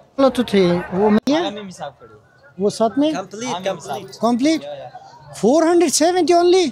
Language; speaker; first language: Hindi; non-native, fluent; Bangla